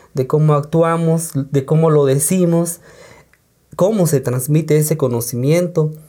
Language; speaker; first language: Spanish; non-native, local second language; Kaqchikel